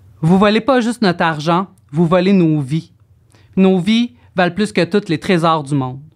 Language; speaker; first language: French; native; French